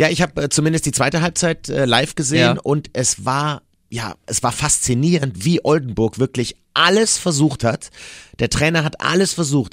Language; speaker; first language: German; native; German